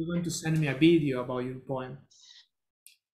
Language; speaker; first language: English; non-native, learner; Spanish